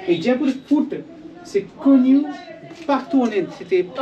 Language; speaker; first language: French; non-native, fluent; Hindi